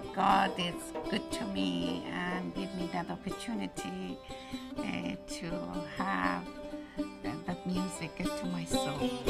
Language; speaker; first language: English; non-native, learner; Persian